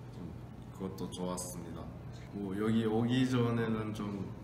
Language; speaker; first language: Korean; non-native, fluent; Japanese